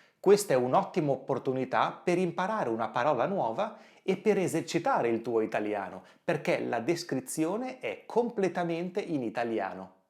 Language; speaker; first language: Italian; native; Italian